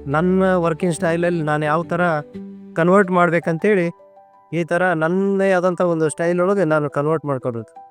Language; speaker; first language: Kannada; native; Kannada